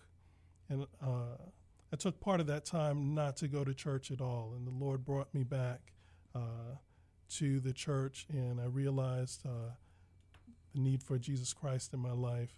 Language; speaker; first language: English; native; English